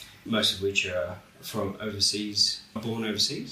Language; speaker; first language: English; non-native, local second language; Bangla